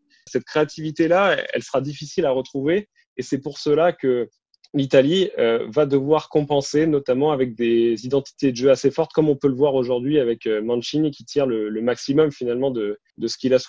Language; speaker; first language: French; native; French